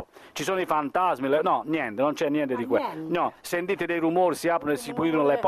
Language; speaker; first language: Italian; native; Italian